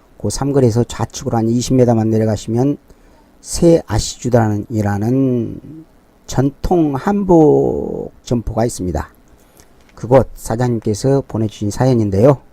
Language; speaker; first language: Korean; native; Korean